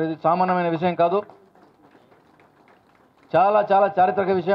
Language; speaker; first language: Telugu; native; Telugu